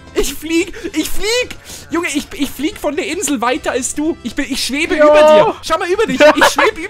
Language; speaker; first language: German; native; German